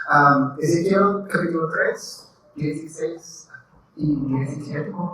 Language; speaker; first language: Spanish; non-native, learner; English